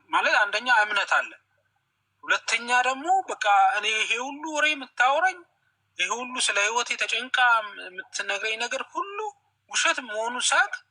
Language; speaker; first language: Amharic; native; Amharic